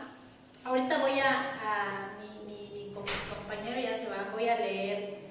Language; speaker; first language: Spanish; native; Spanish